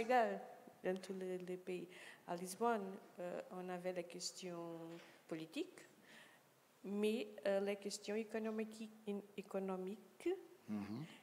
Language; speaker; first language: French; non-native, learner; Portuguese